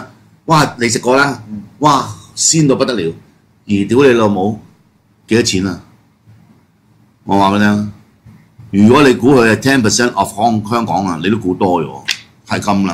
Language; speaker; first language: Cantonese; native; Cantonese